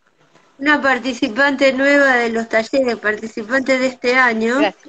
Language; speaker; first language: Spanish; native; Spanish